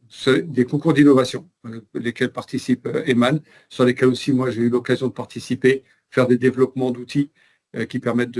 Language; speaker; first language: French; native; French